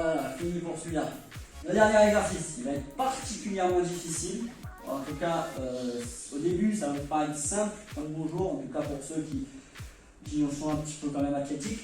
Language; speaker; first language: French; native; French